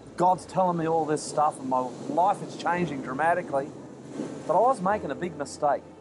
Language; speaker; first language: English; native; English